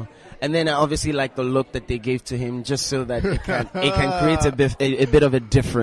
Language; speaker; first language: English; non-native, local second language; Igbo